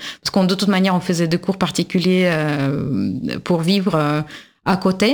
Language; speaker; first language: French; non-native, fluent; Russian